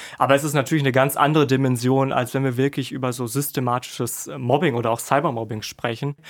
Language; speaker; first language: German; native; German